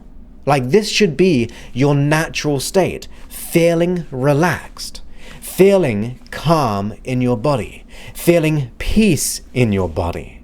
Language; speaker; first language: English; native; English